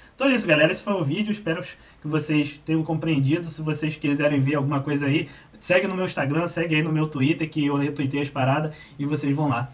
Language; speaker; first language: Portuguese; native; Portuguese